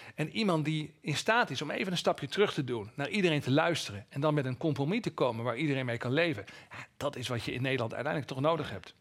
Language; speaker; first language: Dutch; native; Dutch